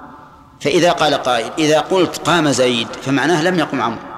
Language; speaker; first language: Arabic; native; Arabic